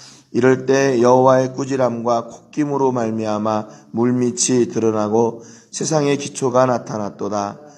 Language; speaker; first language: Korean; native; Korean